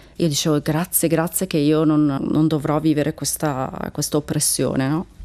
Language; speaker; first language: Italian; early bilingual, other home language; Turkish